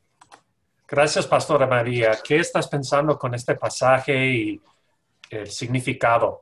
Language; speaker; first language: Spanish; non-native, learner; English